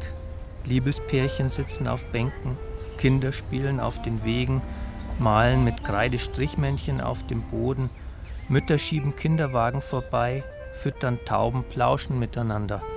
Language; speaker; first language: German; native; German